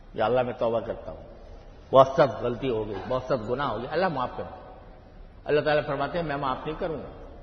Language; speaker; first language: Urdu; native; Urdu